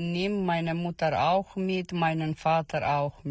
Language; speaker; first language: German; non-native, learner; Romanian